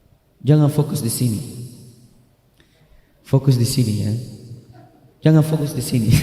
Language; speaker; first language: Indonesian; non-native, fluent; Arabic